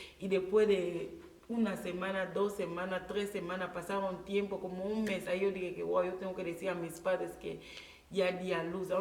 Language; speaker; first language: Spanish; non-native, local second language; Fang